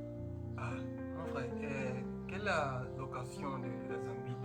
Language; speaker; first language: French; non-native, learner; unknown